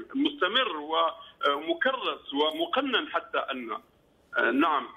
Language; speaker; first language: Arabic; native; Arabic